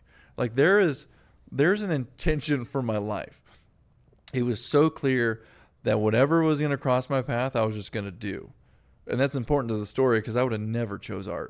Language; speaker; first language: English; native; English